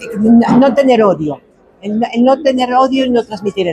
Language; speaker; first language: Spanish; native; Spanish